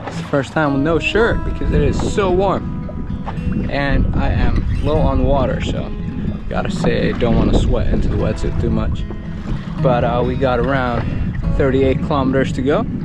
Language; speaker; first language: English; non-native, fluent; Finnish